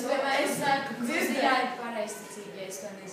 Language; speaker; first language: Latvian; non-native, local second language; Russian